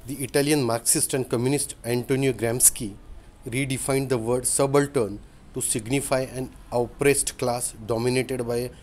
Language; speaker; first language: English; non-native, local second language; Marathi